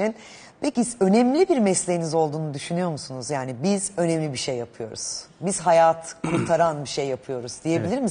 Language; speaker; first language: Turkish; native; Turkish